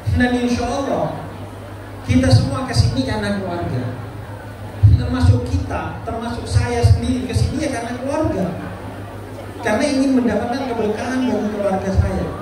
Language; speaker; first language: Indonesian; non-native, local second language; Madurese